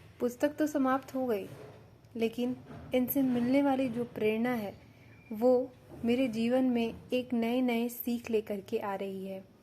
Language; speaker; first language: Hindi; native; Hindi